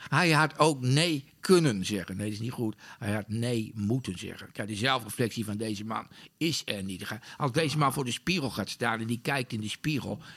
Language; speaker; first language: Dutch; native; Dutch